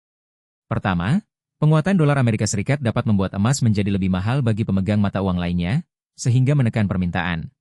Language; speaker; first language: Indonesian; native; Indonesian